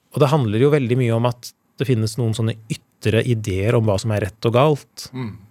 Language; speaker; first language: Norwegian; native; Norwegian